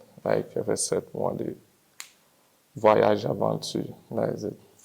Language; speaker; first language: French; non-native, learner; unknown